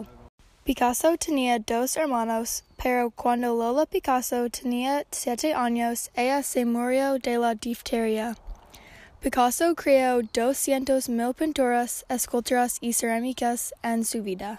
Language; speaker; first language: Spanish; non-native, learner; English